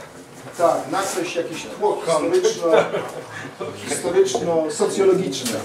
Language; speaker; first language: Polish; native; Polish